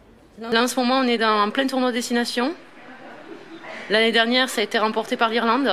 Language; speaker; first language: French; native; French